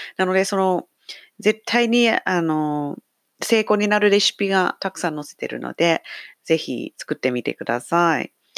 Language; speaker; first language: Japanese; non-native, fluent; English